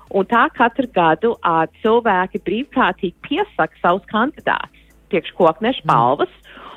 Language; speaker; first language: Latvian; early bilingual, heritage; Latvian